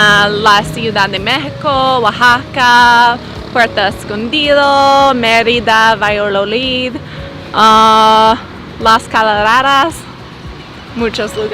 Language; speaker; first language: Spanish; non-native, learner; English